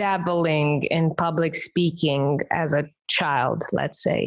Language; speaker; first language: English; non-native, fluent; Romanian